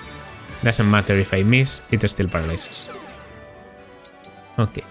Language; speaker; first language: English; non-native, fluent; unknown